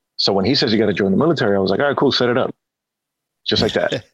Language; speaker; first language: English; early bilingual, other home language; Spanish